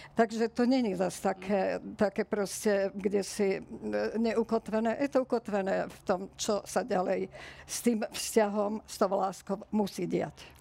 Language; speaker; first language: Slovak; native; Slovak